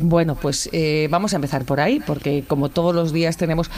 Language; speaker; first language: Spanish; native; Spanish